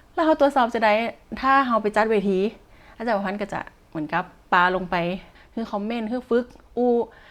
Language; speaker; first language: Thai; native; Thai